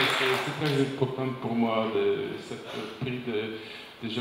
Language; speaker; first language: French; non-native, fluent; Bulgarian